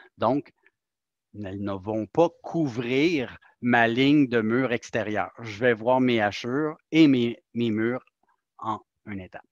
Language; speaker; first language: French; native; French